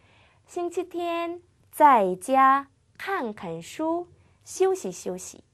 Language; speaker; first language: Chinese; non-native, fluent; Korean